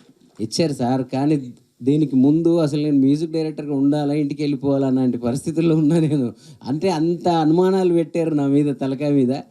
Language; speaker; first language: Telugu; native; Telugu